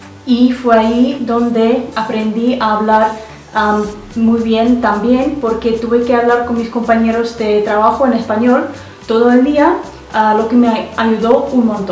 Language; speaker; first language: Spanish; non-native, fluent; Russian